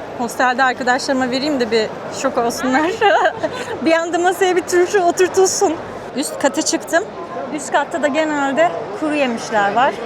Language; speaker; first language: Turkish; native; Turkish